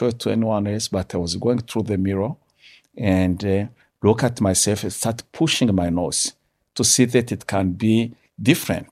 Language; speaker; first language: English; non-native, local second language; Kinyarwanda